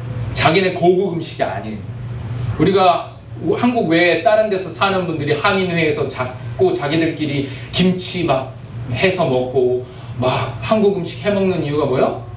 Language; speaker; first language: Korean; native; Korean